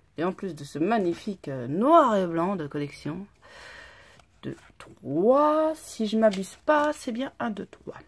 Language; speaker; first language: French; native; French